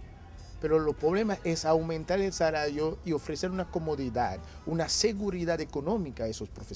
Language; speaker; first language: Spanish; non-native, fluent; Haitian Creole